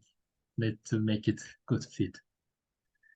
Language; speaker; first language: English; non-native, learner; Turkish